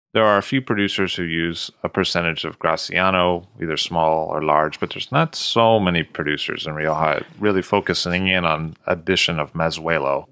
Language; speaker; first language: English; native; English